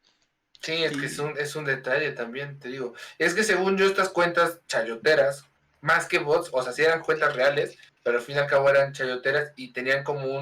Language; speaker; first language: Spanish; native; Spanish